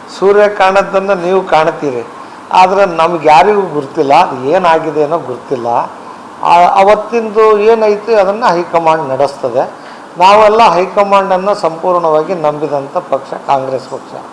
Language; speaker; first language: Kannada; non-native, local second language; Lambadi